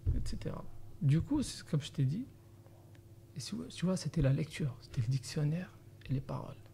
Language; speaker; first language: French; non-native, fluent; Arabic